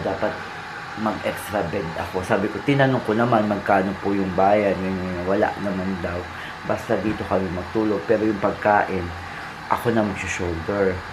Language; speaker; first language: Filipino; native; Filipino